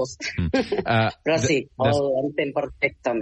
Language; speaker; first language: Catalan; native; Catalan